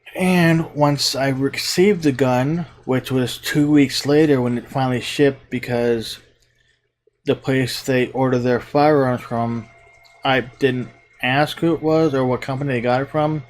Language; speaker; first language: English; native; English